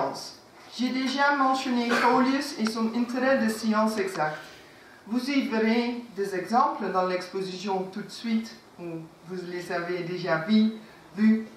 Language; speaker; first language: French; non-native, fluent; Dutch